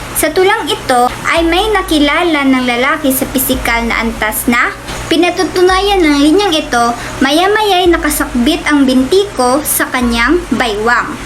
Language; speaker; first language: Filipino; non-native, local second language; Cebuano